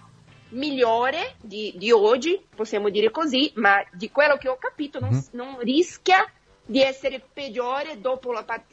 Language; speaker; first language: Italian; non-native, fluent; Portuguese